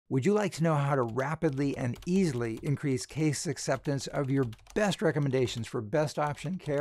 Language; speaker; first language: English; native; English